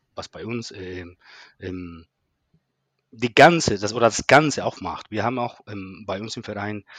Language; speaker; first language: German; non-native, fluent; Spanish